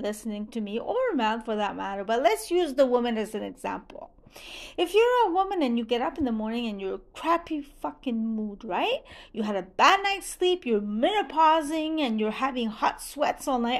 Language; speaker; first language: English; non-native, fluent; French